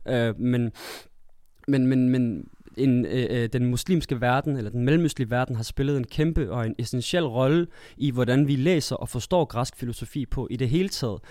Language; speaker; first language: Danish; early bilingual, other home language; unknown